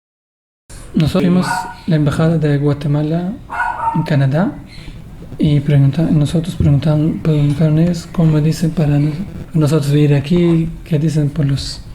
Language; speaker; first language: Spanish; non-native, learner; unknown